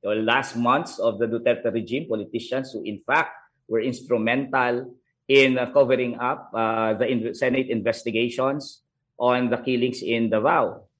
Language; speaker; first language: English; non-native, local second language; Hiligaynon